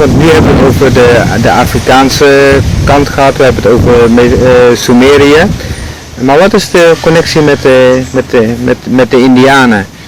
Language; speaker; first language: Dutch; native; Dutch